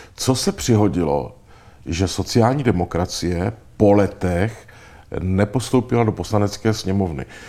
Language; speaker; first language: Czech; native; Czech